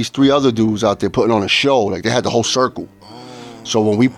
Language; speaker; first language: English; early bilingual, other home language; Spanish